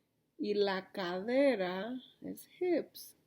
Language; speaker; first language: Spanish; early bilingual, heritage; Spanish